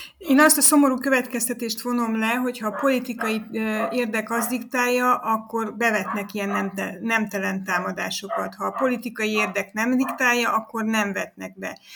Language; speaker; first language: Hungarian; native; Hungarian